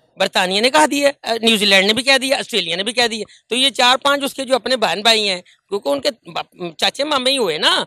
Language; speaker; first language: Hindi; native; Hindi